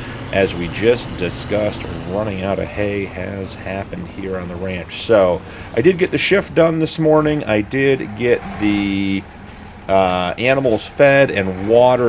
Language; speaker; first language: English; native; English